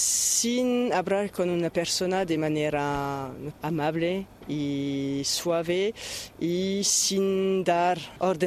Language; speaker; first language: Spanish; non-native, fluent; French